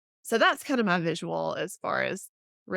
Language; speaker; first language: English; native; English